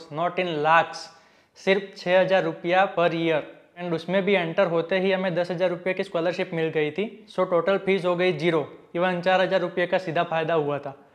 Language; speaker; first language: Hindi; non-native, local second language; Gujarati